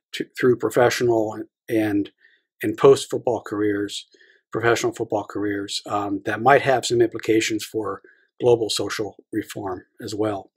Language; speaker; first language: English; native; English